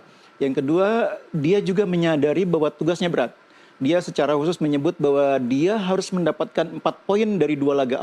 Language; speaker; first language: Indonesian; native; Indonesian